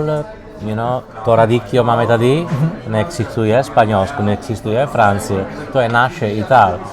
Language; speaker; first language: Czech; non-native, learner; Italian